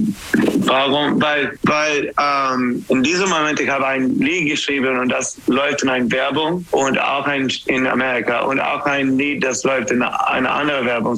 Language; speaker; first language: German; non-native, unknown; English